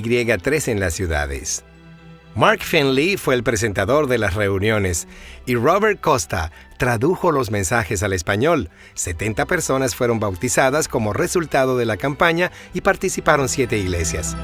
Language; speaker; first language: Spanish; native; Spanish